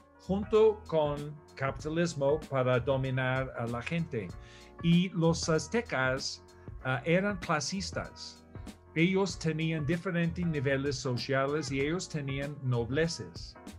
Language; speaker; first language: Spanish; non-native, fluent; English